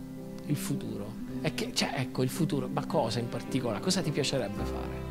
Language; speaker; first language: Italian; native; Italian